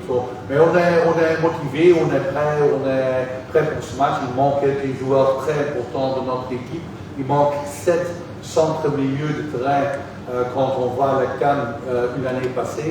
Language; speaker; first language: French; non-native, fluent; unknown